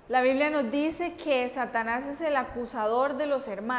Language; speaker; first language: Spanish; native; Spanish